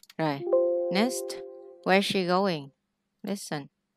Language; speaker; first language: English; non-native, fluent; Vietnamese